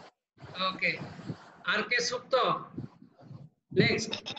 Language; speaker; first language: English; non-native, learner; Bangla